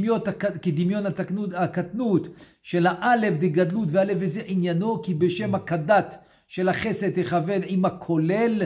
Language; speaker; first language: Hebrew; non-native, fluent; French